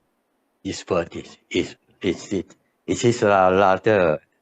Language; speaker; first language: English; non-native, learner; Thai